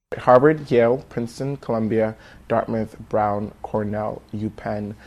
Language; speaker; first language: English; early bilingual, other home language; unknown